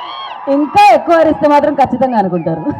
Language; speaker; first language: Telugu; native; Telugu